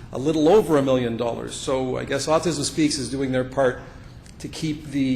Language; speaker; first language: English; native; English